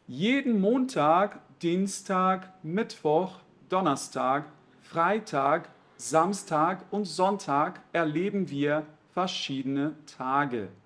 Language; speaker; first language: German; non-native, fluent; Portuguese